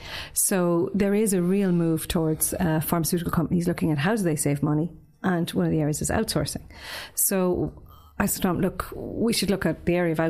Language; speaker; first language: English; native; English